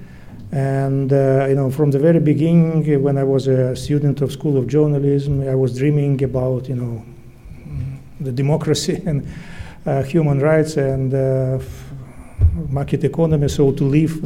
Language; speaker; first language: English; early bilingual, other home language; Russian